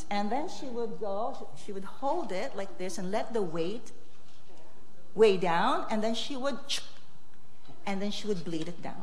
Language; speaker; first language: English; non-native, local second language; Filipino